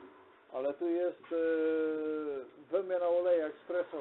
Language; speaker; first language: Polish; non-native, learner; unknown